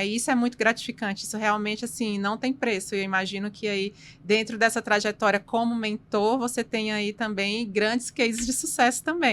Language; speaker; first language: Portuguese; native; Portuguese